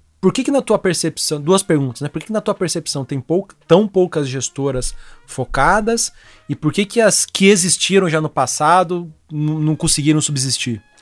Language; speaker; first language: Portuguese; native; Portuguese